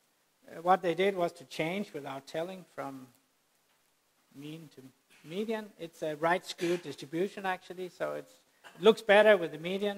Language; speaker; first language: English; non-native, fluent; Danish